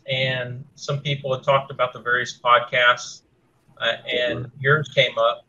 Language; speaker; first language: English; native; English